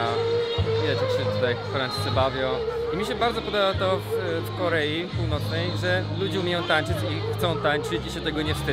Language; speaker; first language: Polish; native; Polish